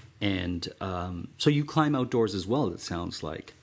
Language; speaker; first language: English; native; English